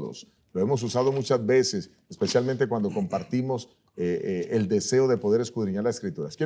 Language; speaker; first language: Spanish; native; Spanish